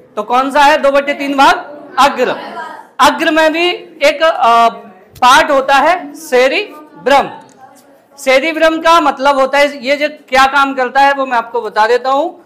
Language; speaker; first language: Hindi; native; Hindi